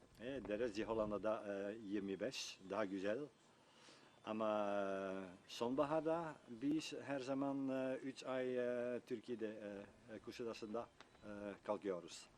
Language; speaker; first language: Turkish; non-native, learner; Dutch